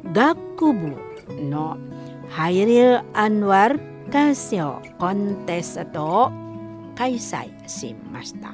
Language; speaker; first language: Japanese; non-native, fluent; Indonesian